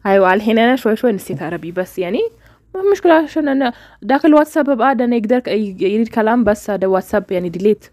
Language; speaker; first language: Arabic; non-native, learner; Oromo